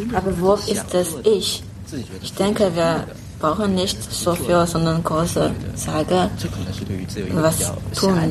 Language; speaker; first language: German; non-native, fluent; Chinese